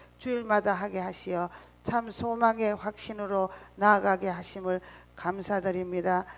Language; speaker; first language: Korean; native; Korean